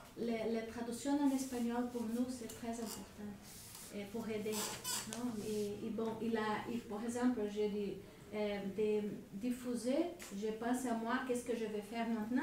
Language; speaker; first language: French; non-native, learner; Spanish